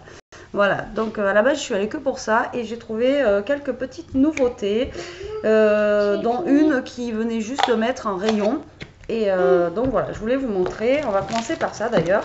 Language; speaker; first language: French; native; French